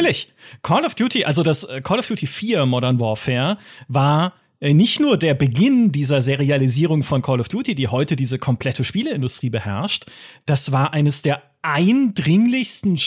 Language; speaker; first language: German; native; German